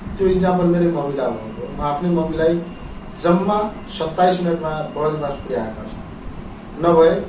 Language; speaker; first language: Nepali; non-native, local second language; Maithili